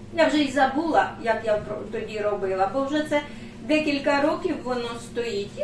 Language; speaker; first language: Ukrainian; native; Ukrainian